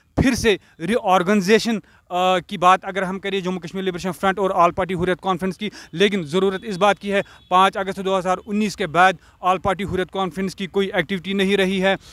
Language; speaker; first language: Hindi; non-native, local second language; Kashmiri